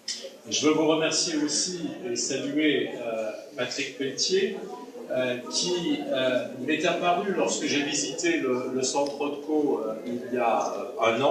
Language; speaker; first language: French; native; French